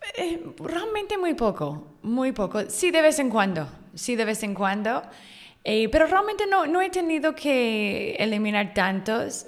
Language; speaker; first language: Spanish; non-native, fluent; English